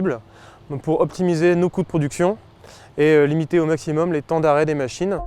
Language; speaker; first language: French; native; French